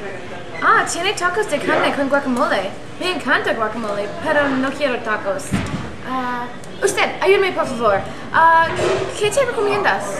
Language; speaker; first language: Spanish; non-native, learner; English